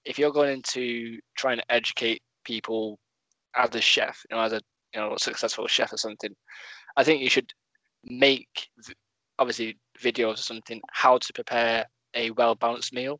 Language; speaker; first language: English; native; English